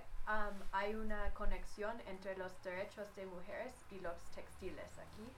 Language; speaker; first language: Spanish; non-native, learner; English